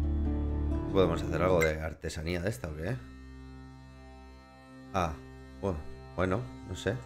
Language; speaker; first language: Spanish; native; Spanish